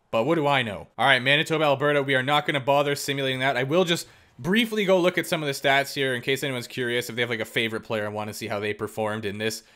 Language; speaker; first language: English; native; English